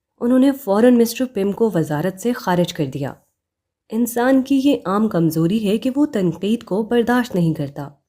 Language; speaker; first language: Urdu; native; Urdu